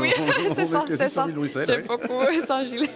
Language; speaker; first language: French; non-native, learner; Finnish